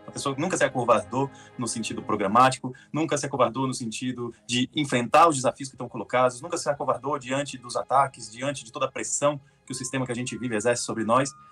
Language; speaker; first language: Portuguese; native; Portuguese